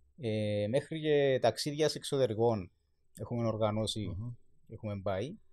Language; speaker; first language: Greek; native; Greek